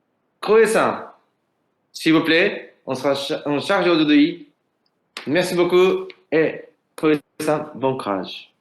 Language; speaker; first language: French; non-native, learner; Japanese